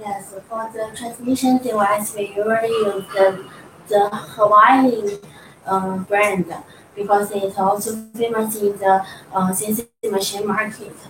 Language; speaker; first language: English; non-native, learner; Chinese